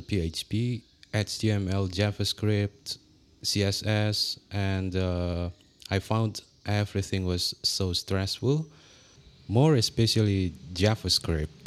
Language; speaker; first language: English; non-native, fluent; Indonesian